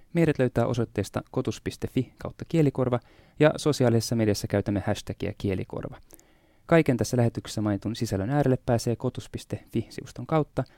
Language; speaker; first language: Finnish; native; Finnish